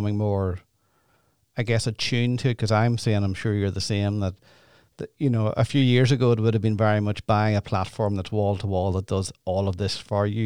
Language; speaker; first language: English; native; English